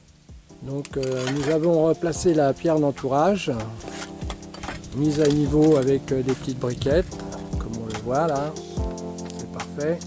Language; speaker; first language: French; native; French